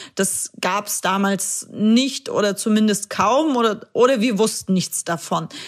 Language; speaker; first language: German; early bilingual, other home language; Russian